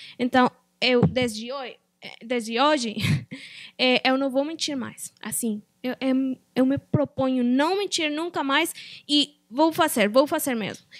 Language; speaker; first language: Portuguese; non-native, fluent; Spanish